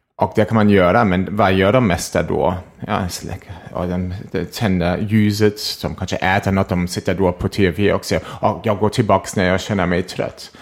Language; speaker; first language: Swedish; non-native, fluent; German